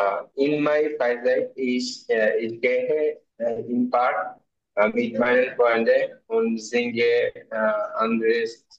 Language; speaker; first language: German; non-native, learner; Bangla